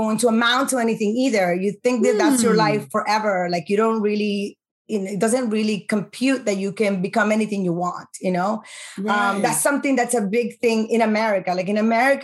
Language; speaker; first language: English; early bilingual, other home language; Spanish